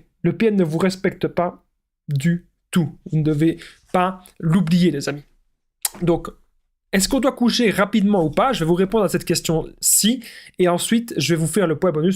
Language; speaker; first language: French; native; French